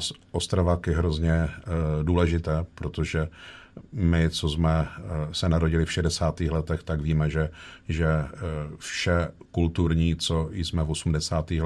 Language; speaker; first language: Czech; native; Czech